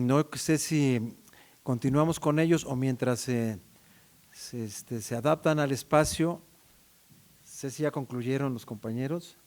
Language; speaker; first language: Spanish; native; Spanish